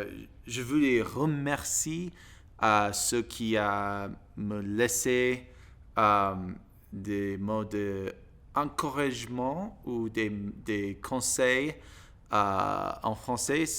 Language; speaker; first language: French; non-native, learner; English